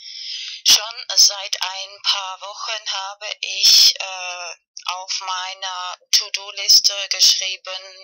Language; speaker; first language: German; non-native, fluent; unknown